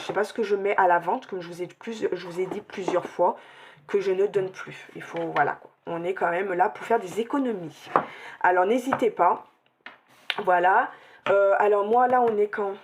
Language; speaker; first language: French; native; French